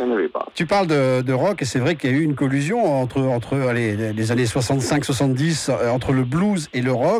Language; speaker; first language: French; native; French